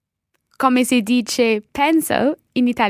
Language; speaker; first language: Italian; non-native, learner; English